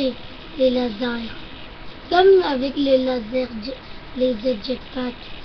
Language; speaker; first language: French; non-native, local second language; English